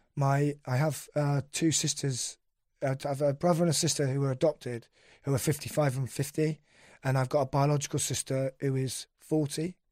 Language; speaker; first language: English; native; English